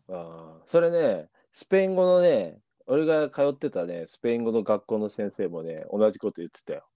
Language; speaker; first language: Japanese; native; Japanese